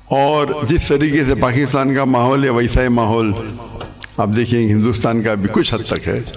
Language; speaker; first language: Urdu; non-native, local second language; English